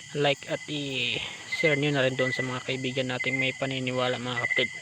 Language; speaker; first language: Filipino; non-native, local second language; Cebuano